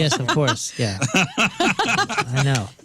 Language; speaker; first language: English; native; English